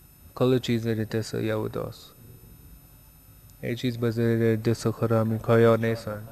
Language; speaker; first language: Persian; early bilingual, heritage; Persian